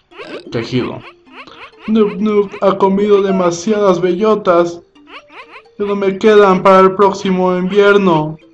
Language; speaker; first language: Spanish; native; Spanish